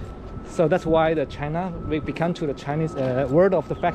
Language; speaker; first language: English; non-native, learner; Chinese